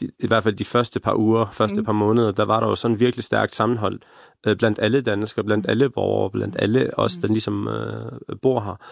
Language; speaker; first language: Danish; early bilingual, other home language; Arabic